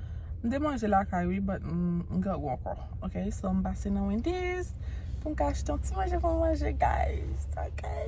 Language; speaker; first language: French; non-native, learner; Haitian Creole